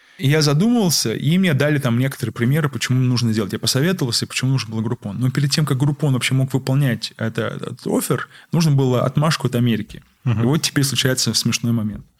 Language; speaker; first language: Russian; early bilingual, heritage; Russian